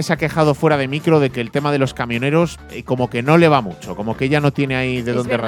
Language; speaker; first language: Spanish; native; Spanish